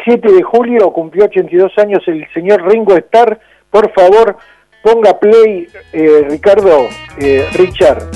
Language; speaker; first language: Spanish; native; Spanish